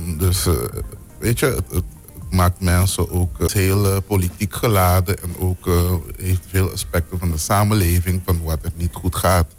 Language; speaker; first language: Dutch; non-native, local second language; Papiamento